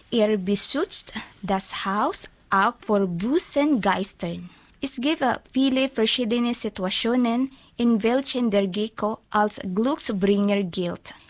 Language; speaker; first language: German; non-native, learner; Filipino